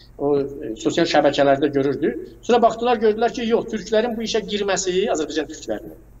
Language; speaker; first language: Azerbaijani; non-native, local second language; Talysh